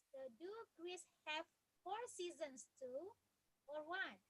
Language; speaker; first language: English; non-native, fluent; Indonesian